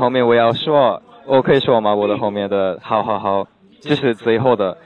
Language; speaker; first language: Chinese; non-native, learner; English